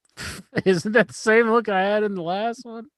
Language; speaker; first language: English; native; English